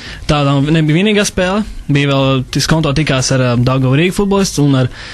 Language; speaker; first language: Latvian; native; Latvian